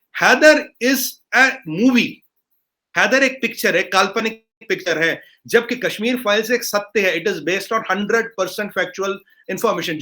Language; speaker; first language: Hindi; non-native, local second language; Kashmiri